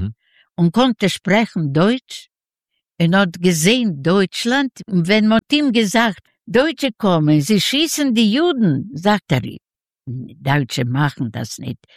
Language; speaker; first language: German; non-native, learner; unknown